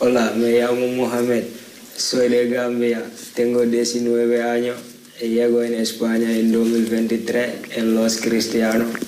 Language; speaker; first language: Spanish; non-native, learner; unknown